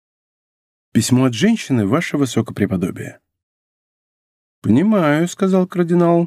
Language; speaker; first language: Russian; native; Russian